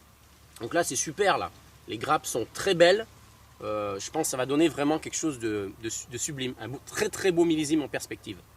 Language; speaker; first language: French; native; French